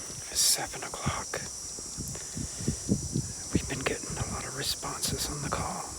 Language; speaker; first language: English; native; English